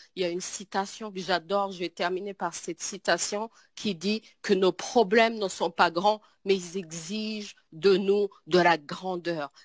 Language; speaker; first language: French; non-native, local second language; Kinyarwanda